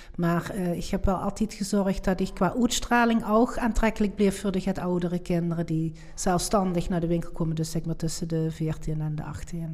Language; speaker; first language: Dutch; native; Dutch